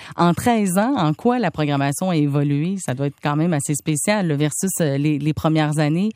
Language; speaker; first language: French; native; French